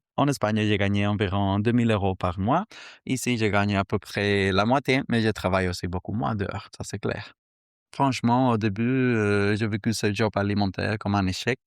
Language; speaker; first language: French; non-native, fluent; Spanish